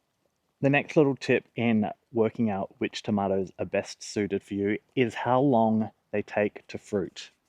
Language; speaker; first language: English; native; English